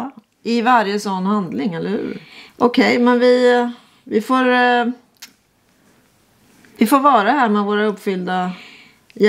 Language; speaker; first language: Swedish; native; Swedish